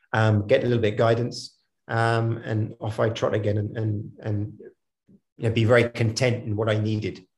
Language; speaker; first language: English; native; English